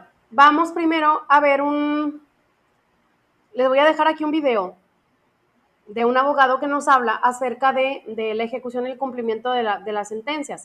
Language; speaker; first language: Spanish; native; Spanish